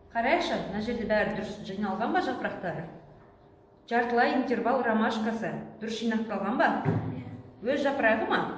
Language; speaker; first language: Kazakh; native; Kazakh